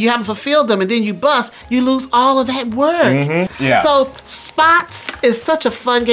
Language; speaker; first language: English; native; English